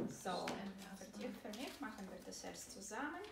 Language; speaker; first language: German; non-native, fluent; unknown